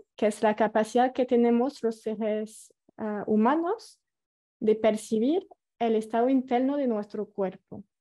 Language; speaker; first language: Spanish; non-native, fluent; French